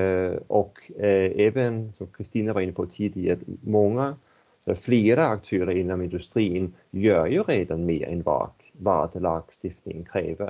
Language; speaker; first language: Swedish; native; Swedish